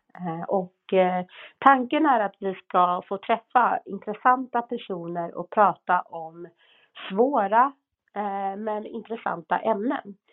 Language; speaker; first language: Swedish; native; Swedish